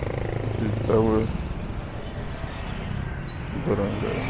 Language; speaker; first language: English; non-native, fluent; French